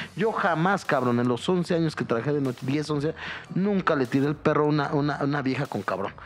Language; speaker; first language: Spanish; native; Spanish